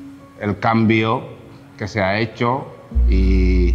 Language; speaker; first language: Spanish; non-native, fluent; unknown